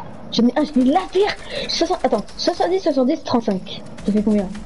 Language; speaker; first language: French; native; French